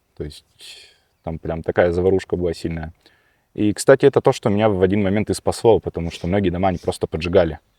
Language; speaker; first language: Russian; early bilingual, heritage; Russian